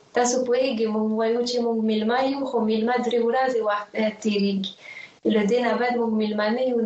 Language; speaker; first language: Pashto; non-native, fluent; French